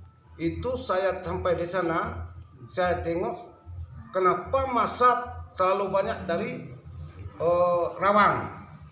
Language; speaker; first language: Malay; non-native, local second language; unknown